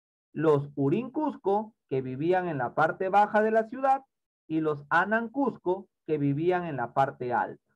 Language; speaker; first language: Spanish; native; Spanish